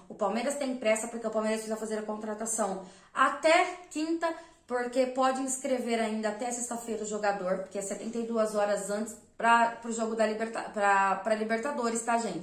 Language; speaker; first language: Portuguese; native; Portuguese